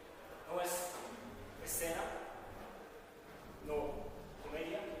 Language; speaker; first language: Spanish; non-native, learner; Japanese